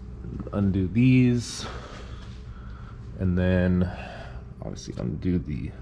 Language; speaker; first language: English; native; English